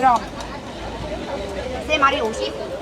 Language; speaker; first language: Korean; non-native, learner; Vietnamese